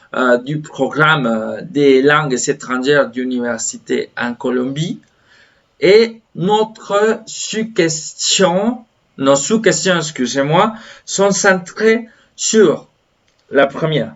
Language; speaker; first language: French; non-native, fluent; Spanish